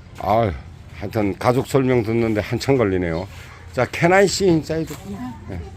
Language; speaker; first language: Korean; native; Korean